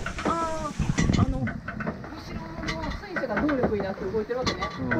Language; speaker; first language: Japanese; native; Japanese